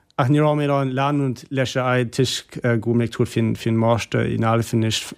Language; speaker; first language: Irish; non-native, fluent; German